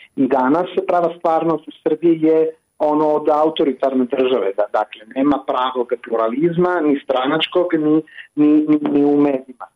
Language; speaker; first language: Croatian; non-native, fluent; Italian